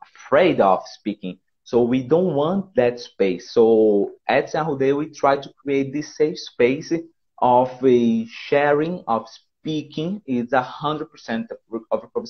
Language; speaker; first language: English; non-native, fluent; Portuguese